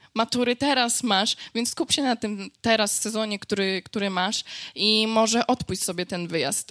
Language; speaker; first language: Polish; native; Polish